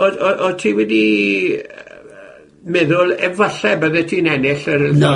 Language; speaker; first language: Welsh; native; Welsh